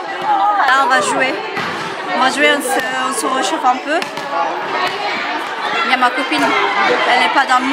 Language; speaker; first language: French; early bilingual, other home language; Filipino